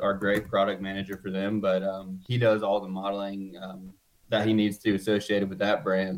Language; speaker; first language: English; native; English